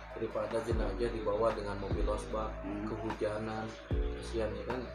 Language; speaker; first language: Indonesian; non-native, local second language; Sundanese